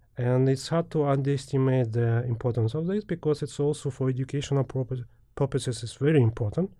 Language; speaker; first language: English; non-native, fluent; Ukrainian